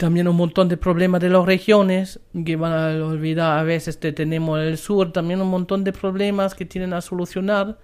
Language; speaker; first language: Spanish; non-native, fluent; German